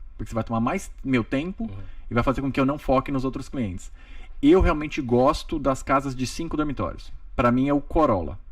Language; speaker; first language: Portuguese; native; Portuguese